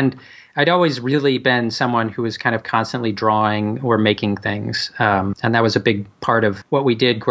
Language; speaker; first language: English; native; English